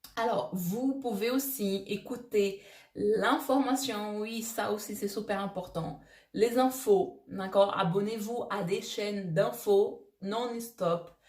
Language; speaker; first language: French; non-native, fluent; Portuguese